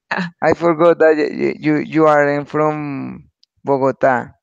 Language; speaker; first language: English; non-native, learner; Spanish